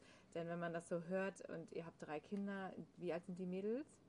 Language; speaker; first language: German; native; German